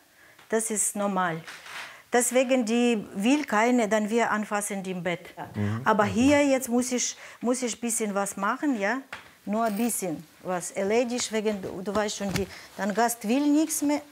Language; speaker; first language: German; non-native, learner; Russian